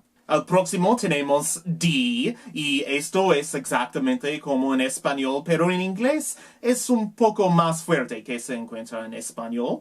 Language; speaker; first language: Spanish; non-native, learner; English